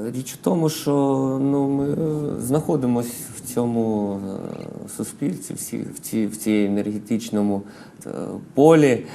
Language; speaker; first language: Ukrainian; non-native, local second language; Russian